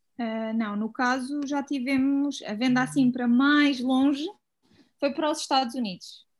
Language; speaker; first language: Portuguese; native; Portuguese